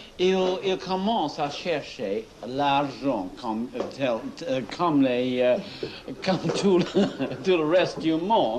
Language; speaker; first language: French; non-native, fluent; English